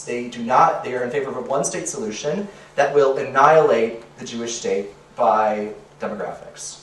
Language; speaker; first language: English; native; English